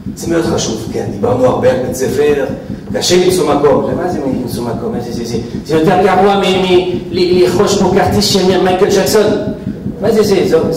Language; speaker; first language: Hebrew; non-native, fluent; French